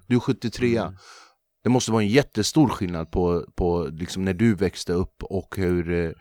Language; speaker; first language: Swedish; early bilingual, other home language; Kurdish